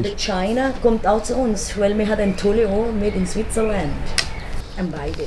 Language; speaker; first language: German; non-native, fluent; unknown